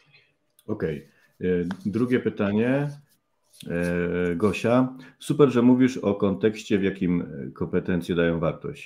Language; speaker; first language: Polish; native; Polish